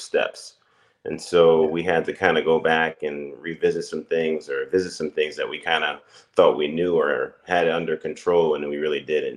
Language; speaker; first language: English; native; English